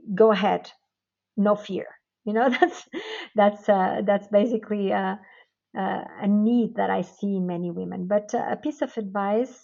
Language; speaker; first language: English; non-native, fluent; Portuguese